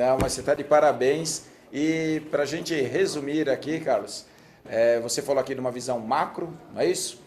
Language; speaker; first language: Portuguese; native; Portuguese